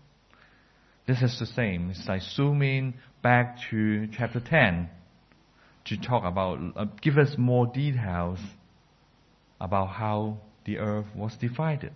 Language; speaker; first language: English; non-native, fluent; Cantonese